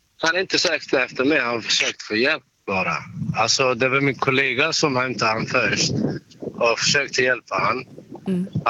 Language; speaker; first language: Swedish; non-native, local second language; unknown